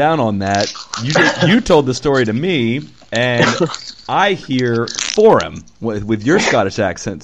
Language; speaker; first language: English; native; English